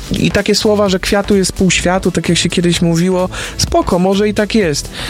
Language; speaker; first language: Polish; native; Polish